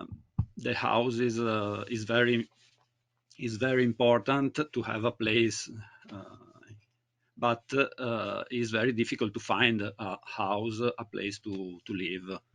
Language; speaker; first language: English; non-native, learner; Italian